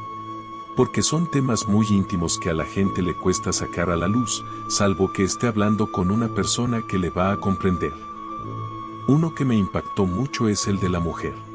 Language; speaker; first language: Spanish; native; Spanish